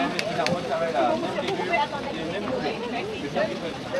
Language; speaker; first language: French; native; French